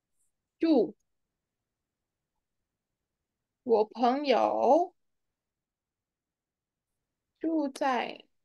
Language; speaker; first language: Chinese; non-native, learner; Indonesian